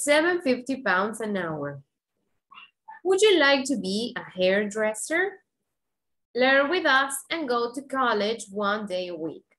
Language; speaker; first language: English; non-native, fluent; Spanish